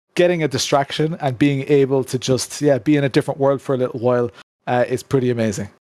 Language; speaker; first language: English; native; English